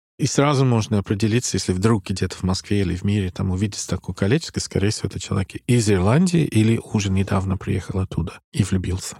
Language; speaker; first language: Russian; non-native, fluent; English